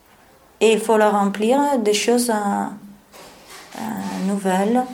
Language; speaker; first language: French; non-native, learner; Italian